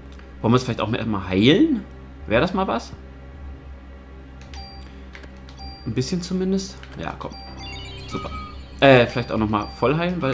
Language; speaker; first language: German; native; German